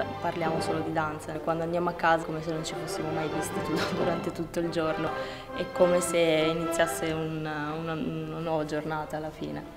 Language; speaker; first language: Italian; native; Italian